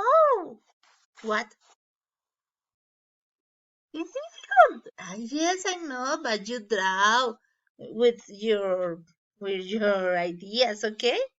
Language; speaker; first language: English; non-native, learner; Spanish